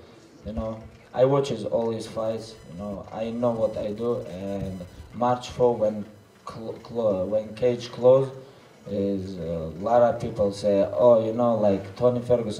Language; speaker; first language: English; non-native, learner; Russian